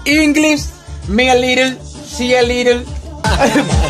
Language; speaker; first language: English; non-native, learner; Spanish